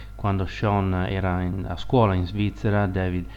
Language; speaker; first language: Italian; native; Italian